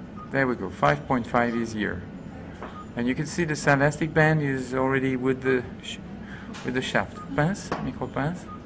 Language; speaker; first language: English; non-native, fluent; French